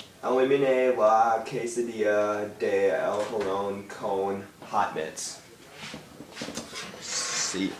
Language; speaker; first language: Spanish; non-native, learner; English